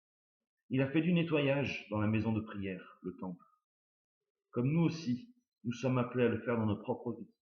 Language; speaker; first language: French; native; French